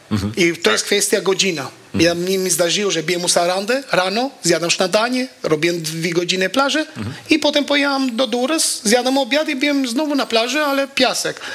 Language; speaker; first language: Polish; non-native, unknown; Albanian